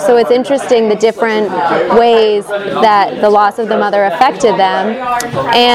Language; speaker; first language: English; native; English